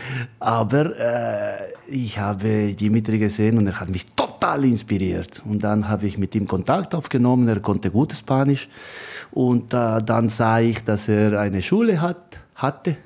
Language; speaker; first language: German; non-native, fluent; Spanish